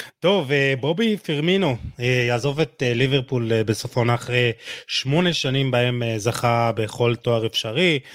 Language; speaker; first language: Hebrew; native; Hebrew